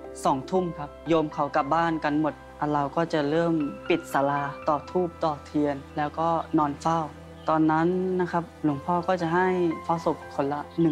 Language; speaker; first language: Thai; non-native, local second language; Karen languages